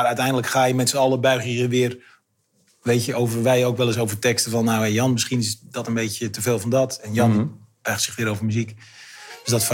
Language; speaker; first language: Dutch; native; Dutch